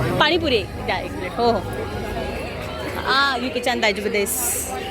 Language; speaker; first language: Japanese; non-native, learner; Marathi